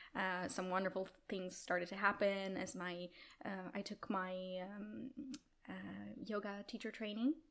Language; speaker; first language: English; non-native, fluent; Italian